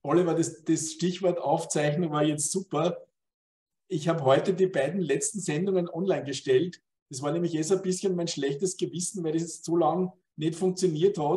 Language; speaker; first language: German; native; German